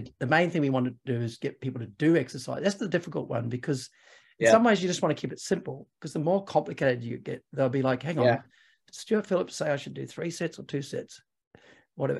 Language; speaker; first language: English; native; English